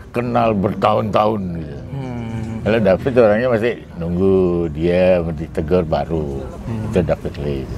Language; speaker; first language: Indonesian; native; Indonesian